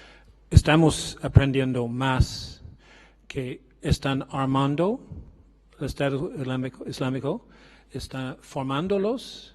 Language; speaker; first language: Spanish; non-native, learner; English